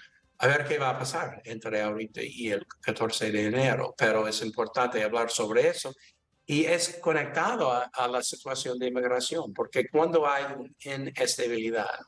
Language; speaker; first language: Spanish; non-native, learner; English